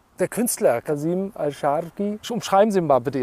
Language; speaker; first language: German; non-native, learner; Kurdish